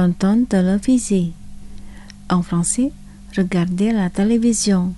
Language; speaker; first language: French; non-native, fluent; Indonesian